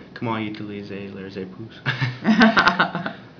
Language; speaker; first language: French; non-native, learner; English